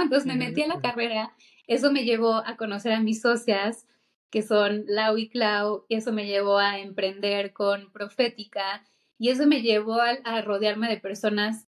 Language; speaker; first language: Spanish; native; Spanish